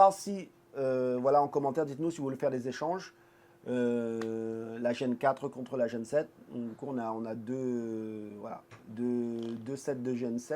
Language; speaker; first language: French; native; French